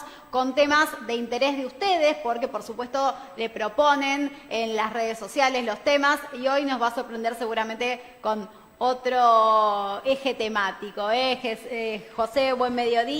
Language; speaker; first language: Spanish; native; Spanish